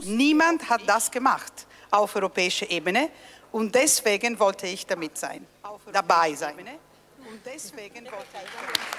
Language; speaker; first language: German; non-native, fluent; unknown